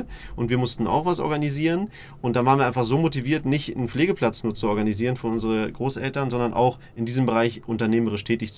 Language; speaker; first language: German; native; German